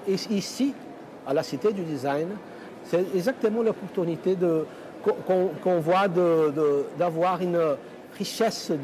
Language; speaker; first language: French; non-native, fluent; Portuguese